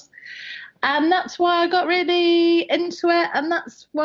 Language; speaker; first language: English; native; English